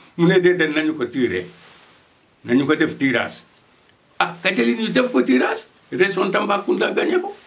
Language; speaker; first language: Wolof; non-native, local second language; Fula